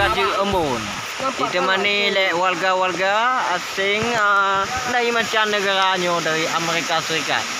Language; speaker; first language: Malay; non-native, local second language; Achinese